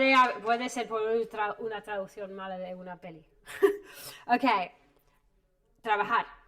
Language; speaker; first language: Spanish; non-native, fluent; English